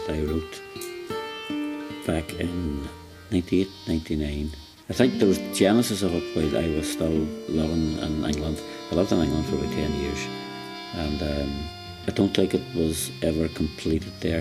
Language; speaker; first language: English; native; English